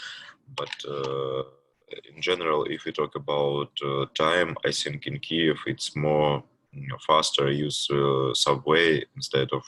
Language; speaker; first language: English; non-native, learner; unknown